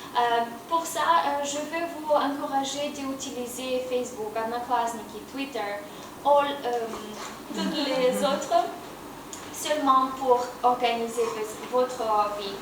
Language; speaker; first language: French; non-native, learner; Romanian